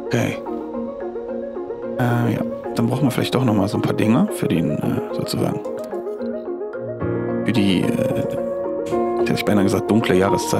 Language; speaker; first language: German; native; German